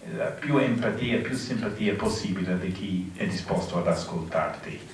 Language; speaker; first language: Italian; non-native, fluent; English